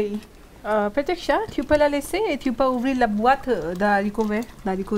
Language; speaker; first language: French; non-native, learner; Hindi